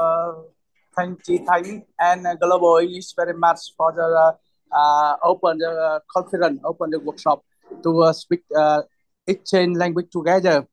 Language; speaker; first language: English; non-native, learner; Vietnamese